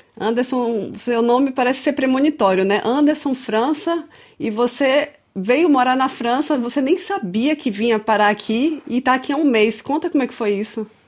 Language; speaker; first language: Portuguese; native; Portuguese